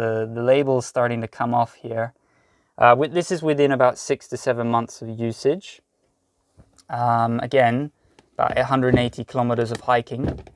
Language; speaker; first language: English; native; English